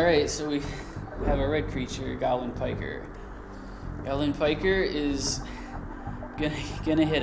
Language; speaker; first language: English; native; English